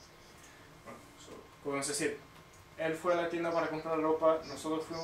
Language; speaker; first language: Spanish; non-native, fluent; English